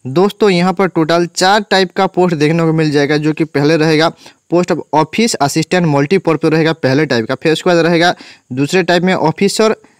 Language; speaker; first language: Hindi; non-native, local second language; Bangla